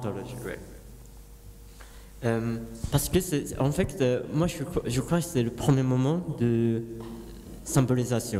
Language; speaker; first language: French; non-native, learner; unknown